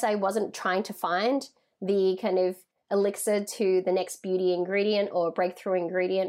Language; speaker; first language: English; native; English